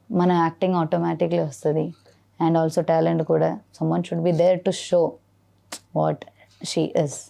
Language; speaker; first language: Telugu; non-native, learner; Malayalam